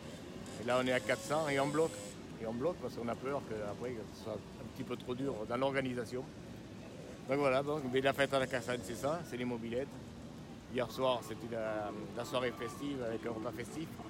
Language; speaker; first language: French; native; French